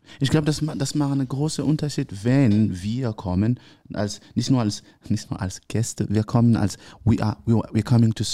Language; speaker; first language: German; non-native, learner; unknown